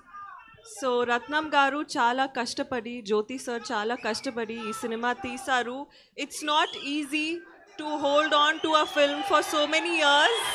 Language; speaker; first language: Telugu; non-native, learner; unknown